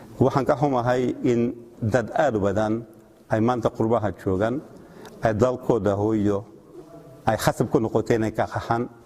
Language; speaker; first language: Somali; non-native, fluent; Russian